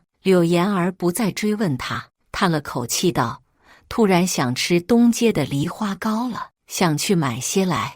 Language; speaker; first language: Chinese; native; Chinese